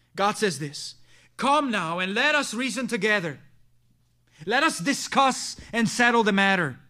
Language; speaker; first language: English; non-native, fluent; Italian